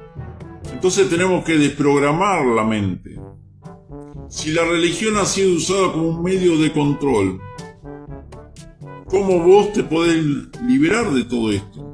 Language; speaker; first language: Spanish; native; Spanish